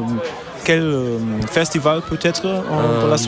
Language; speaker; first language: French; non-native, learner; German